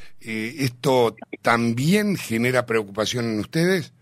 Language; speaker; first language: Spanish; native; Spanish